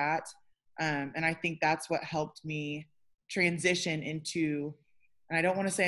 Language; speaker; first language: English; native; English